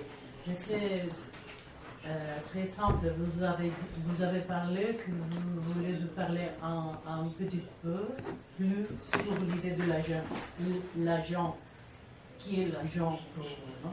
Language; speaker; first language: French; non-native, learner; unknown